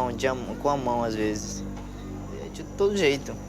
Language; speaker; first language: Portuguese; non-native, local second language; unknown